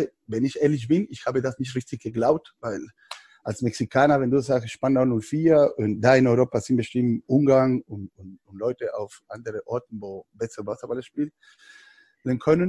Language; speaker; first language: German; non-native, fluent; Spanish